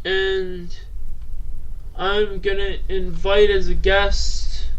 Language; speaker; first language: English; native; English